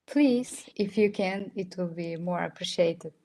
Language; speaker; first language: English; non-native, fluent; Russian